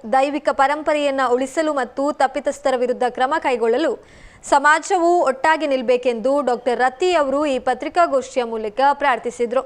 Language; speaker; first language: Kannada; native; Kannada